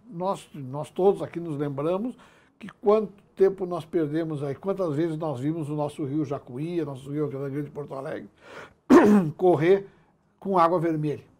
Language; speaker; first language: Portuguese; native; Portuguese